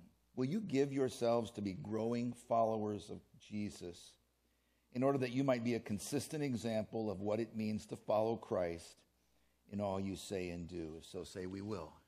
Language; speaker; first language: English; native; English